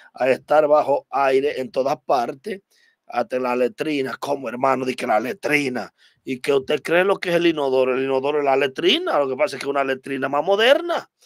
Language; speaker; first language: Spanish; native; Spanish